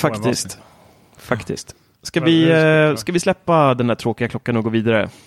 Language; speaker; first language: Swedish; native; Swedish